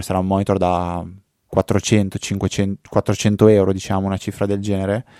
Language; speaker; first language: Italian; native; Italian